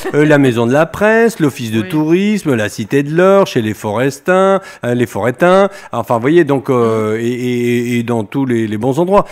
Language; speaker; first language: French; native; French